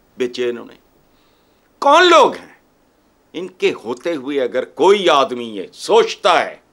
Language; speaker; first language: Urdu; non-native, local second language; Punjabi